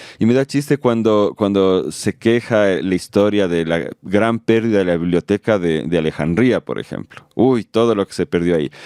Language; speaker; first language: Spanish; native; Spanish